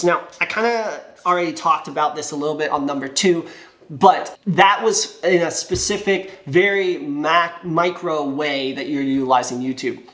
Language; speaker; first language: English; native; English